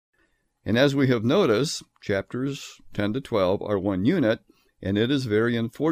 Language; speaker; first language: English; native; English